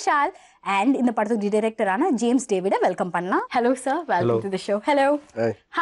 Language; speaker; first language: Tamil; native; Tamil